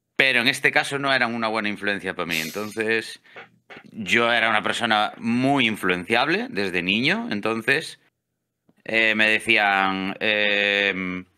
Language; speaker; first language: Spanish; native; Spanish